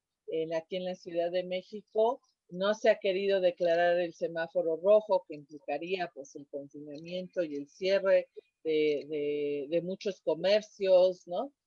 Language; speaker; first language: Spanish; native; Spanish